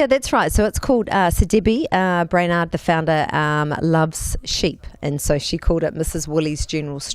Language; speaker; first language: English; native; English